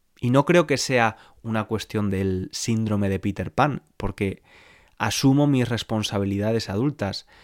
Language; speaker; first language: Spanish; native; Spanish